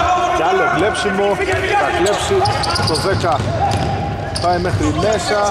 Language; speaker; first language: Greek; native; Greek